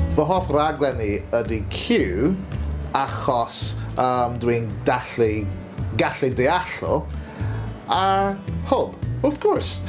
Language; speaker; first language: Welsh; non-native, learner; English